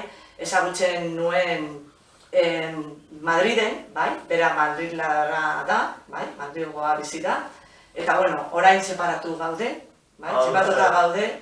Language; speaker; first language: Basque; non-native, local second language; Spanish